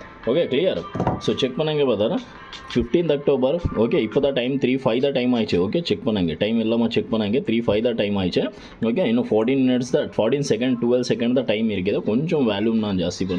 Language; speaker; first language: Tamil; non-native, local second language; Malayalam